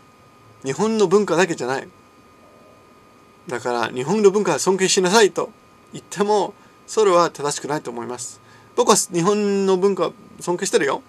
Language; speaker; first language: Japanese; non-native, fluent; English